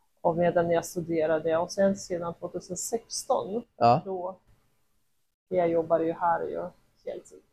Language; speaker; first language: Swedish; non-native, fluent; Russian